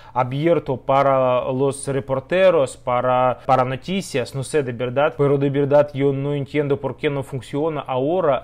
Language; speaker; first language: Spanish; non-native, learner; Russian